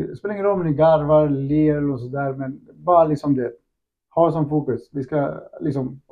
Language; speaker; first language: Swedish; early bilingual, other home language; Spanish